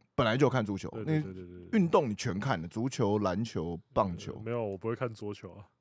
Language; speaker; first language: Chinese; native; Chinese